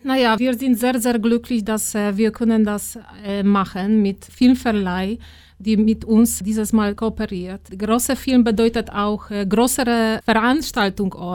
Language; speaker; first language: German; non-native, fluent; Polish